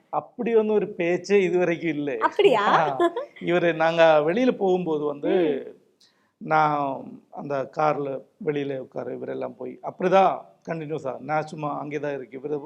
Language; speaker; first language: Tamil; non-native, local second language; Malayalam